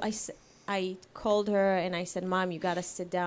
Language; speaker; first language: English; non-native, fluent; Hebrew